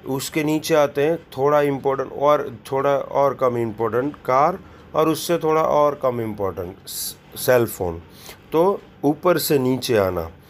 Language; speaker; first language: Hindi; non-native, local second language; Gujarati